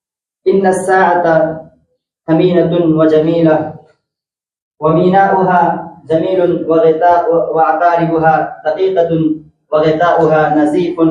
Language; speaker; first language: Arabic; non-native, learner; Urdu